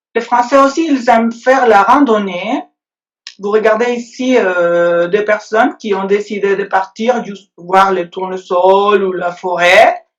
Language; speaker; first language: French; non-native, fluent; Spanish